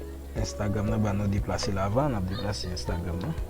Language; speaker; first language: French; non-native, local second language; Haitian Creole